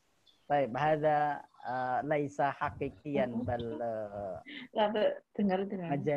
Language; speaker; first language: Arabic; non-native, fluent; Indonesian